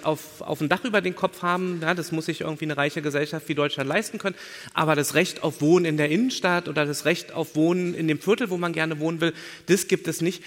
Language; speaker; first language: German; native; German